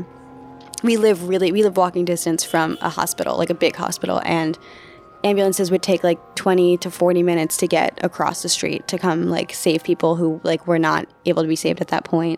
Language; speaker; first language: English; native; English